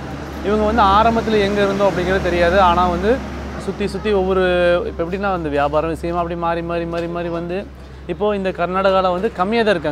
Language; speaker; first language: Tamil; native; Tamil